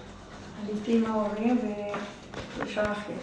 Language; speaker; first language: Hebrew; non-native, fluent; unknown